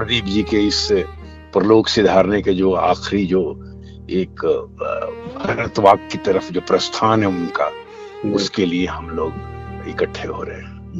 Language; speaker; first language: Hindi; native; Hindi